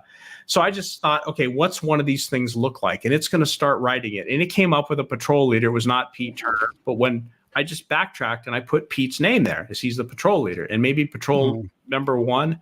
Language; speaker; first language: English; native; English